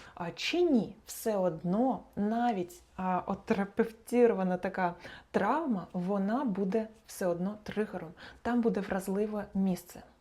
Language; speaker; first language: Ukrainian; non-native, local second language; Russian